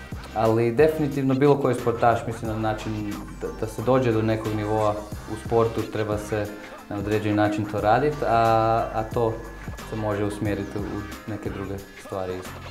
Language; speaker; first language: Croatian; early bilingual, heritage; Croatian